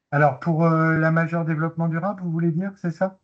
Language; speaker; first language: French; native; French